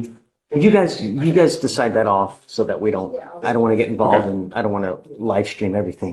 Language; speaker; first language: English; native; English